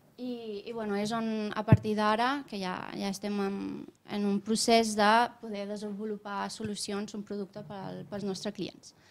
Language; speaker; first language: Catalan; non-native, fluent; Romanian